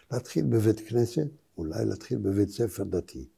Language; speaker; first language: Hebrew; early bilingual, other home language; Polish